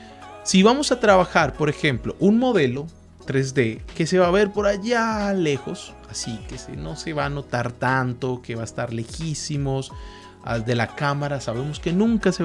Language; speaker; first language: Spanish; native; Spanish